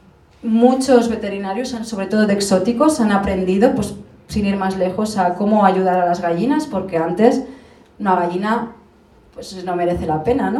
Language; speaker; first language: Spanish; native; Spanish